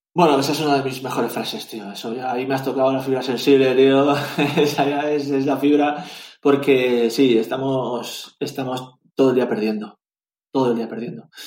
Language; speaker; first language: Spanish; native; Spanish